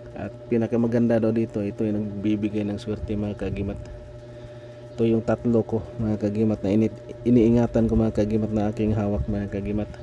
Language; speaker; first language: Filipino; non-native, local second language; Cebuano